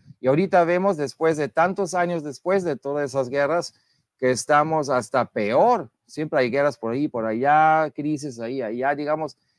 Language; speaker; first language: Spanish; non-native, fluent; German